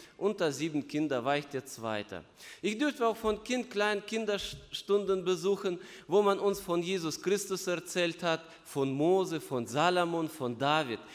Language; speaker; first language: German; non-native, fluent; Russian